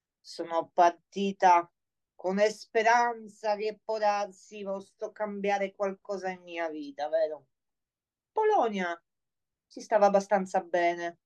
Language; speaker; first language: Italian; non-native, fluent; Polish